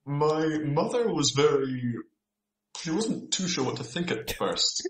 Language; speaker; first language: English; native; English